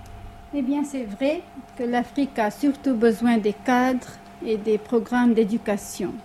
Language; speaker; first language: French; non-native, fluent; Hindi